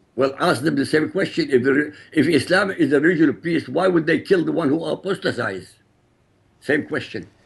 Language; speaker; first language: English; non-native, fluent; Arabic